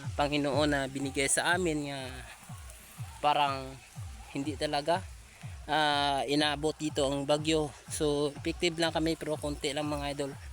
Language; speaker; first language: Filipino; non-native, local second language; Masbatenyo